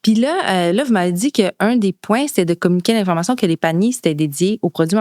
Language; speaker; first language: French; native; French